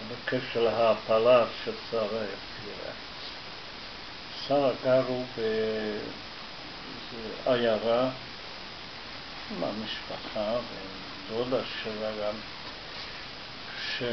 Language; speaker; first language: Hebrew; non-native, fluent; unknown